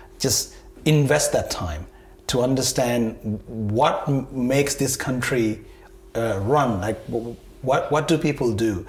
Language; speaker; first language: English; non-native, local second language; Sinhala